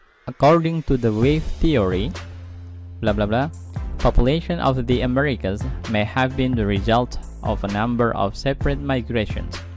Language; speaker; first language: English; non-native, fluent; Indonesian